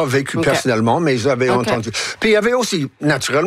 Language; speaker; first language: French; non-native, local second language; English